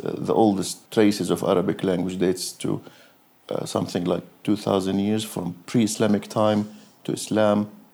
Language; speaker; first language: English; non-native, fluent; Arabic